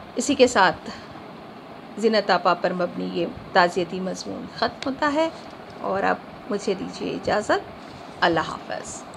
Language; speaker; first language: Urdu; native; Urdu